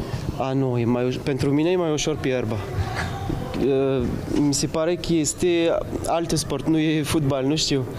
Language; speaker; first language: Romanian; non-native, learner; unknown